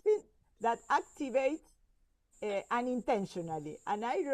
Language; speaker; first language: English; non-native, fluent; Spanish